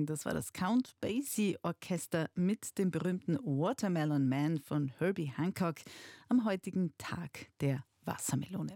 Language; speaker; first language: German; native; German